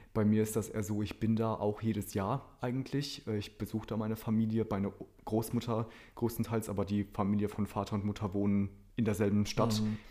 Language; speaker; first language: German; early bilingual, other home language; Polish